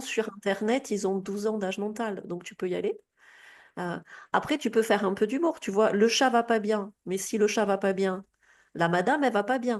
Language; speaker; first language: French; native; French